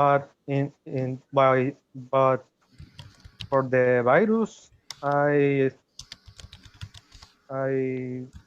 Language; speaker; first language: English; non-native, learner; Spanish